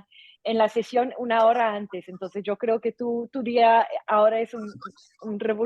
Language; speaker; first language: Spanish; non-native, fluent; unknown